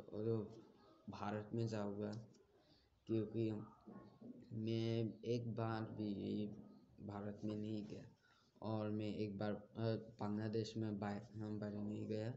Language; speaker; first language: Hindi; non-native, learner; Bangla